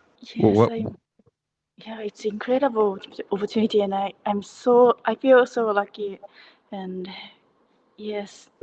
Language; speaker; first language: English; non-native, learner; Japanese